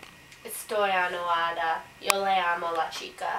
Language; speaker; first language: Spanish; non-native, learner; English